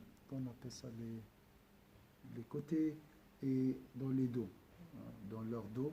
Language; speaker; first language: French; non-native, local second language; Arabic